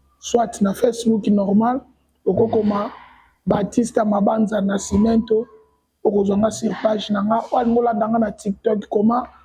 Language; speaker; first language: Lingala; non-native, local second language; Kongo